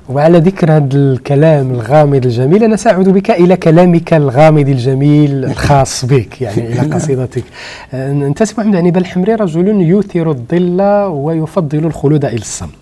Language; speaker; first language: Arabic; native; Arabic